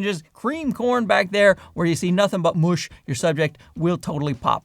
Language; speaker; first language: English; native; English